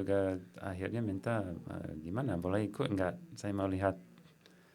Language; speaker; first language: Indonesian; non-native, fluent; English